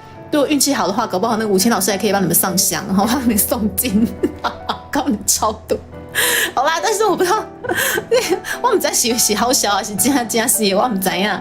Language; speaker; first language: Chinese; native; Chinese